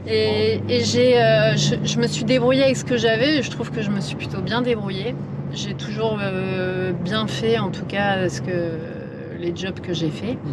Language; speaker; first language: French; native; French